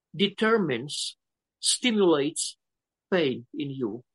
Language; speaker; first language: English; non-native, fluent; Romanian